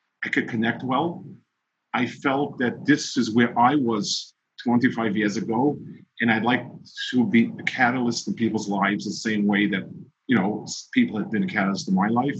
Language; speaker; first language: English; early bilingual, other home language; Yiddish